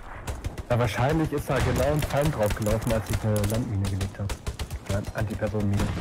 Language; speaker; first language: German; native; German